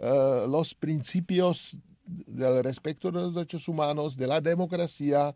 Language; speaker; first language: Spanish; non-native, learner; Czech